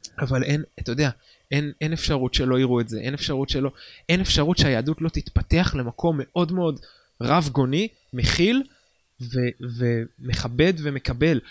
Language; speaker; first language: Hebrew; native; Hebrew